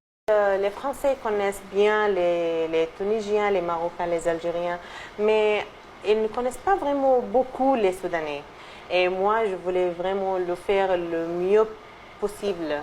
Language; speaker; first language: French; non-native, fluent; Arabic